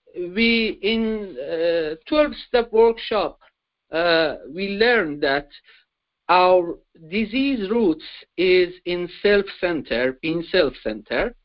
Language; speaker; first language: English; non-native, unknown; Persian